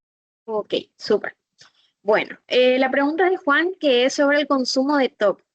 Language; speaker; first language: Spanish; native; Spanish